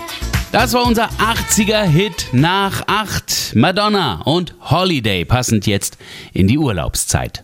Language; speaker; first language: German; native; German